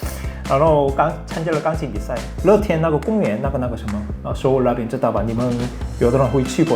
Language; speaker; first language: Chinese; non-native, fluent; Korean